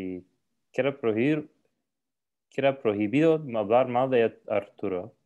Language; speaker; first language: Spanish; non-native, learner; English